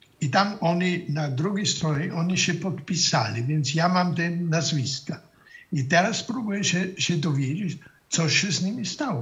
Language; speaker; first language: Polish; non-native, fluent; German